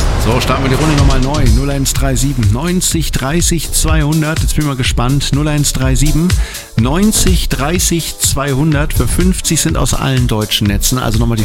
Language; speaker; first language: German; native; German